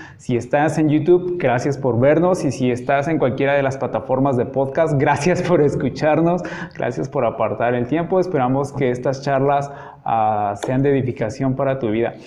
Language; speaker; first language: Spanish; native; Spanish